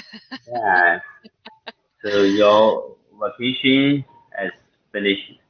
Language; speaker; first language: English; non-native, learner; Chinese